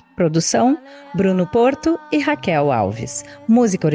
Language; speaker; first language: Portuguese; native; Portuguese